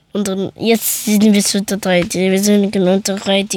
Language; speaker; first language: German; early bilingual, other home language; Persian